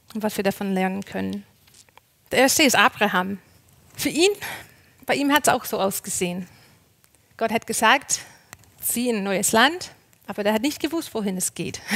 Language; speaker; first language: German; non-native, fluent; English